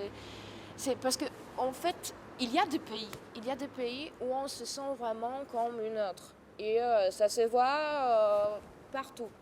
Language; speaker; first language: French; non-native, fluent; Polish